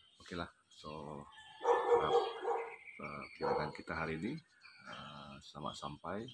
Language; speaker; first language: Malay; non-native, local second language; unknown